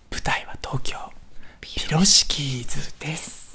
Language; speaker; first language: Japanese; early bilingual, other home language; Russian